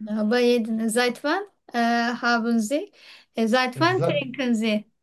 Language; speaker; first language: German; non-native, learner; Turkish